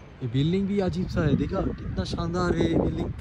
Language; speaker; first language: Hindi; non-native, learner; Bangla